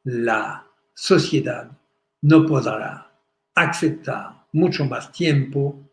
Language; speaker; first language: Spanish; non-native, fluent; French